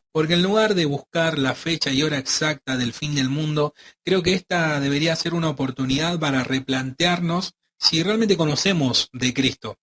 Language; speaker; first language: Spanish; native; Spanish